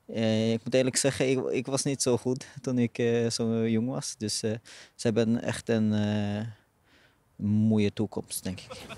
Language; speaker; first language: Dutch; non-native, fluent; Norwegian